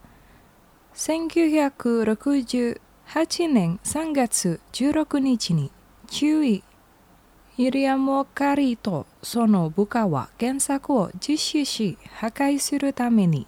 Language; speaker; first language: Japanese; non-native, learner; Indonesian